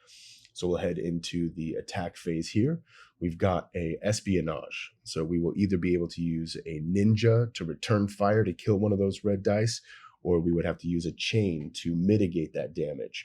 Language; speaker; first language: English; native; English